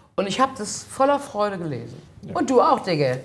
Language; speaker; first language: German; native; German